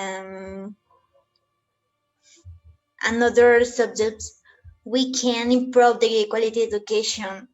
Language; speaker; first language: English; non-native, learner; Spanish